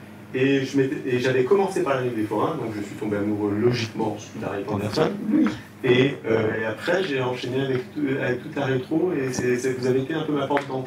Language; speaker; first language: French; native; French